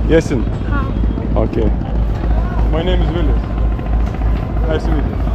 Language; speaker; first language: English; non-native, learner; Lithuanian